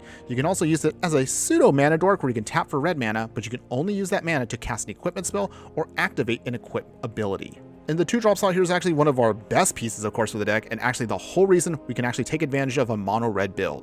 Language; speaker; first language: English; native; English